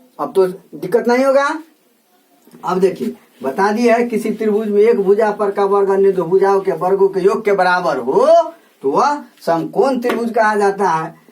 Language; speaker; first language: Hindi; native; Hindi